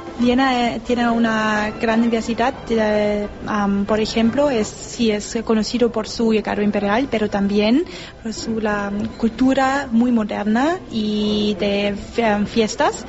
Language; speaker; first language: Spanish; non-native, learner; German